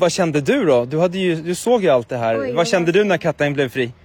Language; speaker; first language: Swedish; native; Swedish